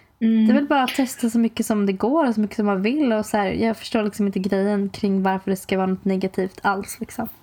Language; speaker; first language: Swedish; native; Swedish